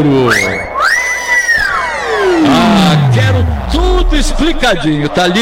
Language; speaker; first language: Portuguese; native; Portuguese